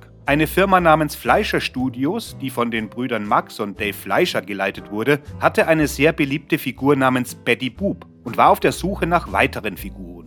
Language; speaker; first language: German; native; German